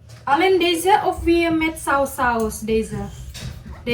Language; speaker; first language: Dutch; non-native, learner; Indonesian